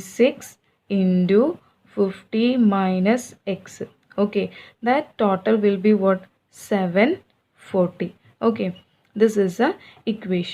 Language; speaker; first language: English; non-native, local second language; Malayalam